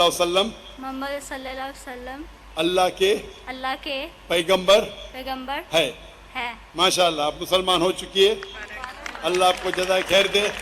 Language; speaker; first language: Hindi; non-native, local second language; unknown